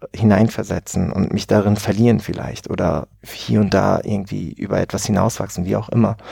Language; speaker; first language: German; native; German